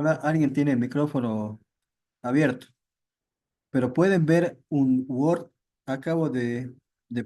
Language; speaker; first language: Spanish; native; Spanish